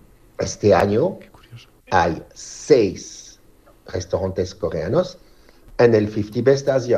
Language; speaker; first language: Spanish; non-native, fluent; French